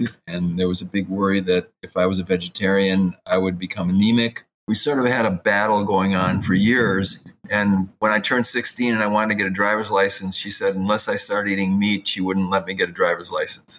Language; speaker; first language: English; native; English